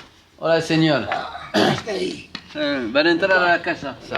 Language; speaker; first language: Spanish; non-native, learner; French